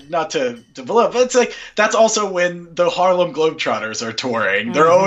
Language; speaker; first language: English; native; English